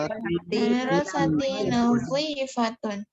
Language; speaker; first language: Arabic; non-native, learner; Indonesian